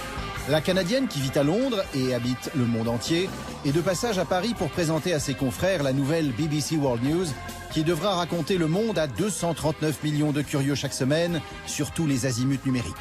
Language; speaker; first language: French; native; French